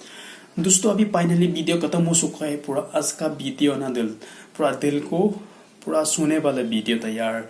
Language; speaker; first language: Hindi; non-native, local second language; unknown